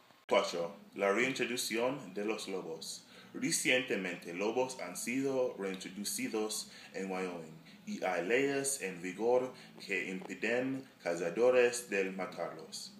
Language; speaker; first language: Spanish; non-native, learner; English